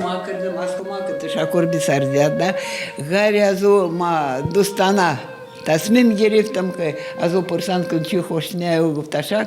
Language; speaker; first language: Persian; non-native, fluent; Russian